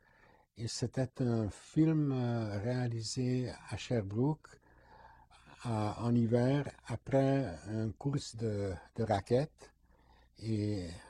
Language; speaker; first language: French; non-native, fluent; Hungarian